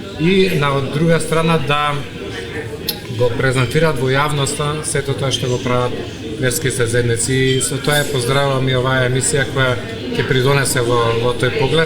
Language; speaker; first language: Macedonian; native; Macedonian